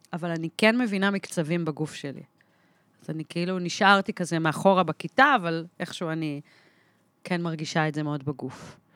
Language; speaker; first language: Hebrew; early bilingual, other home language; English